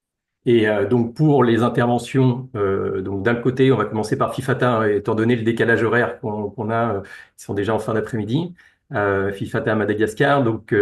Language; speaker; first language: French; native; French